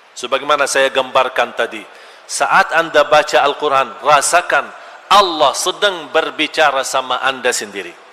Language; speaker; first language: Malay; non-native, fluent; Arabic